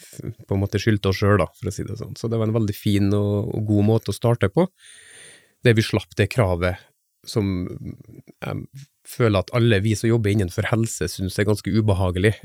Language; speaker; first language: Norwegian; native; Norwegian